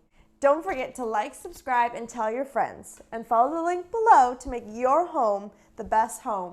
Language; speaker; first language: English; native; English